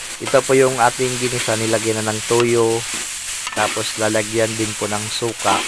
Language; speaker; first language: Filipino; non-native, local second language; Bikol